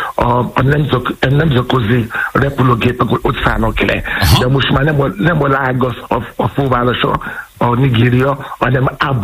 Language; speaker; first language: Hungarian; non-native, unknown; Yoruba